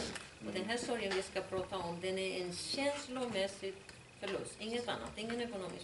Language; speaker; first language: Swedish; non-native, fluent; Spanish